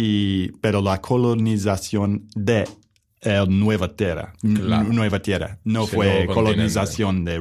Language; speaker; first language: Spanish; non-native, learner; English